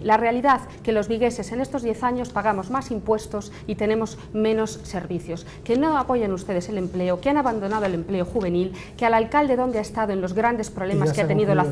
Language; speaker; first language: Spanish; native; Spanish